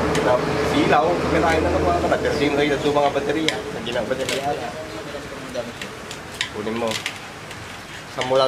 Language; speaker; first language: Filipino; non-native, local second language; Iloko